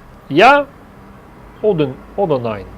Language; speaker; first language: German; non-native, learner; Russian